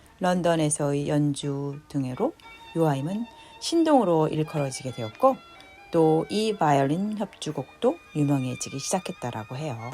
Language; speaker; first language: Korean; native; Korean